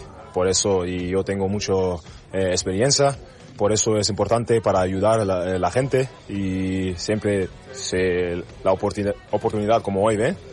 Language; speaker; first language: Spanish; non-native, learner; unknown